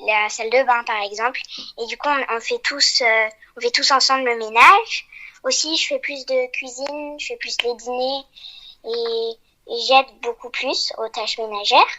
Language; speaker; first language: French; early bilingual, heritage; French